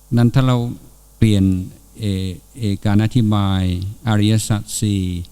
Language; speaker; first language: Thai; non-native, fluent; English